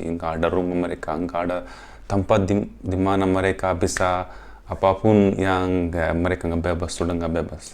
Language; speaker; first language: Indonesian; non-native, fluent; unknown